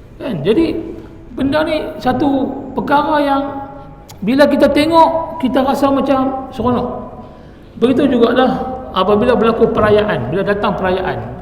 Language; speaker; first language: Malay; non-native, local second language; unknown